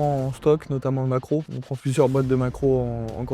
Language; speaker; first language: French; native; French